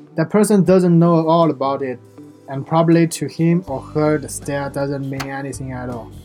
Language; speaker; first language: English; non-native, fluent; Chinese